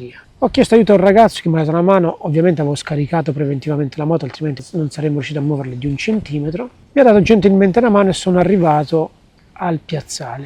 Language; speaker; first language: Italian; native; Italian